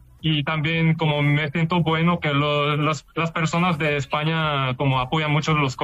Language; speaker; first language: Spanish; non-native, fluent; Korean